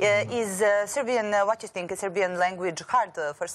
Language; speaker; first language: English; non-native, learner; Serbian